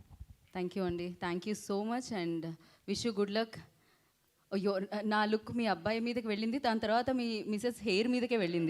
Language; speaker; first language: Telugu; native; Telugu